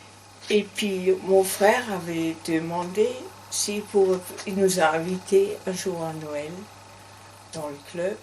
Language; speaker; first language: French; non-native, learner; German